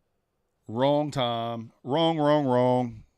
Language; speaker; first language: English; native; English